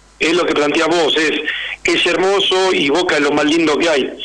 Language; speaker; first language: Spanish; native; Spanish